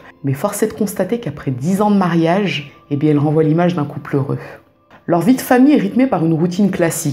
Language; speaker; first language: French; native; French